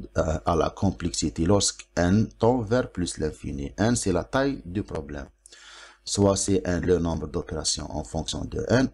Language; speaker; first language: French; non-native, local second language; Arabic